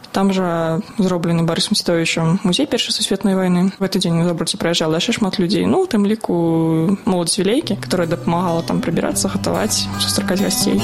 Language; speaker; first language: Belarusian; native; Belarusian